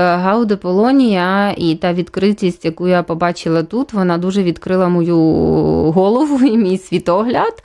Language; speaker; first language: Ukrainian; native; Ukrainian